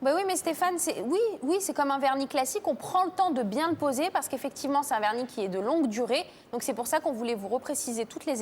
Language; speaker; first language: French; native; French